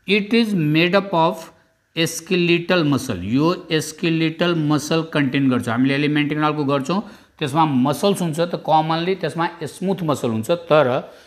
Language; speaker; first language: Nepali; non-native, local second language; Bhojpuri